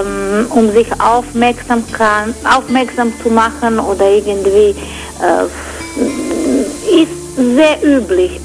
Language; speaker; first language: German; non-native, fluent; Croatian